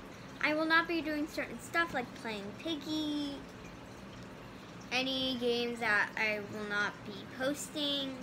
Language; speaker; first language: English; native; English